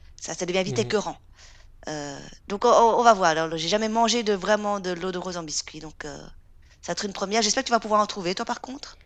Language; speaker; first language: French; native; French